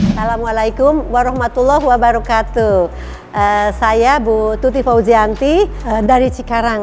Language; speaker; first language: Indonesian; native; Indonesian